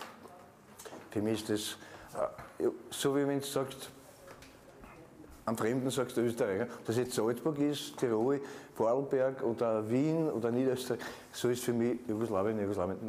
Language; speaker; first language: German; native; German